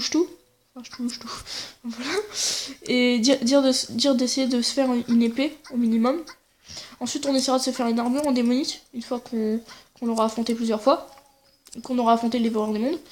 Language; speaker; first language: French; native; French